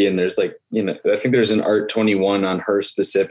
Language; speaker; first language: English; native; English